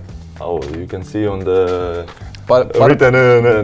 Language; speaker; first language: English; non-native, fluent; Latvian